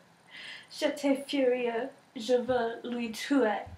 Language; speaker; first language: French; non-native, learner; English